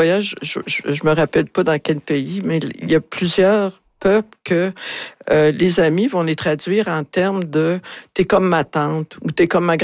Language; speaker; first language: French; native; French